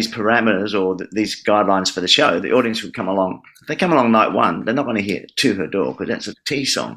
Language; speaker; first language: English; native; English